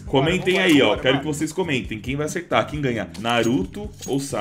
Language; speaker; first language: Portuguese; native; Portuguese